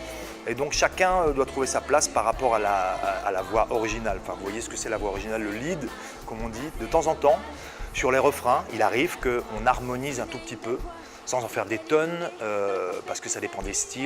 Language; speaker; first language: French; native; French